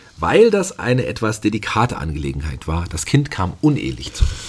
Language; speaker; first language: German; native; German